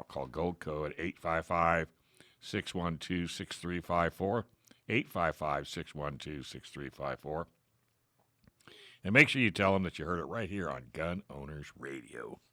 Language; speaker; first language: English; native; English